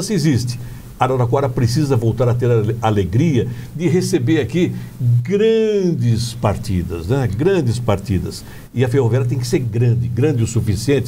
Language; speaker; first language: Portuguese; native; Portuguese